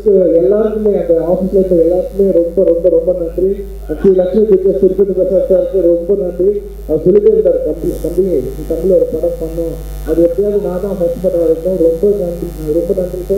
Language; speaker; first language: Tamil; non-native, fluent; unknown